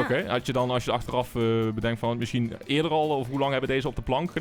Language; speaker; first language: Dutch; native; Dutch